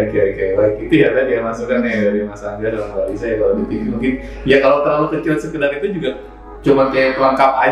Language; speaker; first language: Indonesian; native; Indonesian